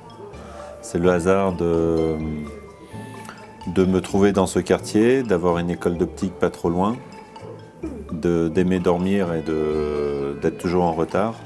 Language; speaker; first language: French; early bilingual, other home language; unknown